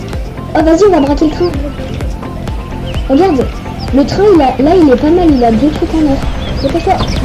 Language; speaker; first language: French; native; French